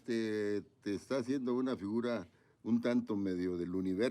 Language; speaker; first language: Spanish; native; Spanish